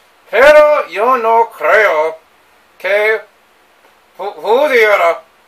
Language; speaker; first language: Spanish; non-native, learner; English